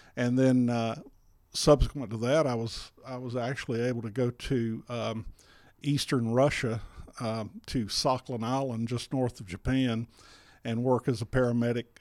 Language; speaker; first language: English; native; English